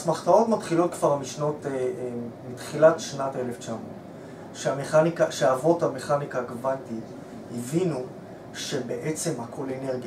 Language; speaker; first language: Hebrew; native; Hebrew